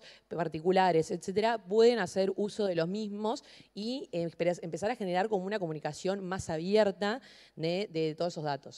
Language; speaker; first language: Spanish; native; Spanish